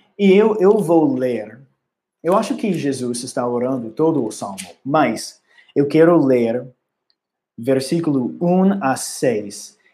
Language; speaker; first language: Portuguese; non-native, learner; English